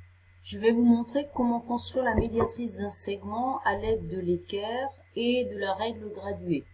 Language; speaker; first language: French; native; French